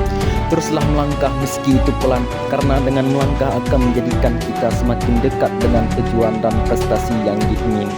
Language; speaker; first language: Indonesian; non-native, local second language; Achinese